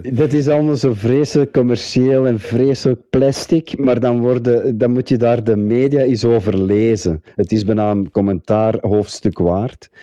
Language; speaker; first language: Dutch; native; Dutch